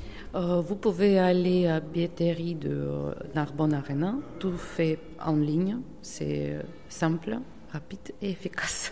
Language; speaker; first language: French; non-native, fluent; Ukrainian